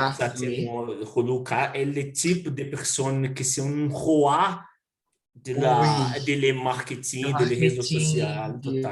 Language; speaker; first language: French; non-native, learner; Portuguese